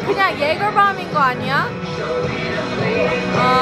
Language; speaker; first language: Korean; early bilingual, heritage; Korean